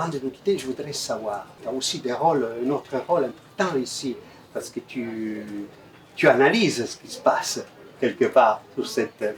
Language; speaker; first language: French; native; French